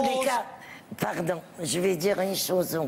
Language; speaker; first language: French; non-native, local second language; Arabic